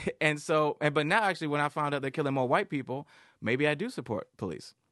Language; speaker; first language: English; native; English